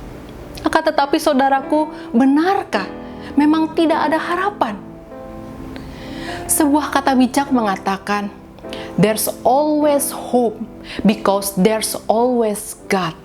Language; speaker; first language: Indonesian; native; Indonesian